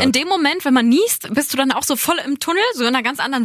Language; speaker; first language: German; native; German